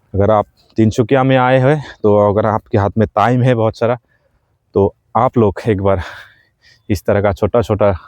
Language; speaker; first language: Hindi; non-native, local second language; Assamese